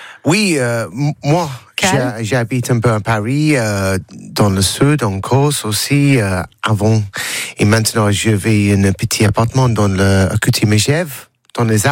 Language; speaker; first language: French; non-native, learner; English